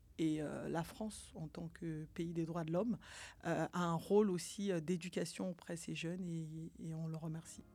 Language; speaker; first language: French; early bilingual, other home language; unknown